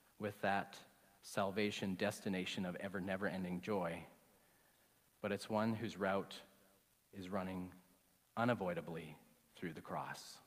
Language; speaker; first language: English; native; English